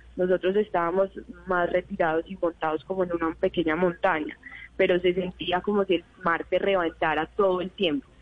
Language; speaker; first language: Spanish; native; Spanish